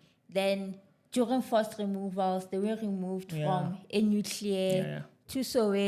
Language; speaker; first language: English; non-native, local second language; Zulu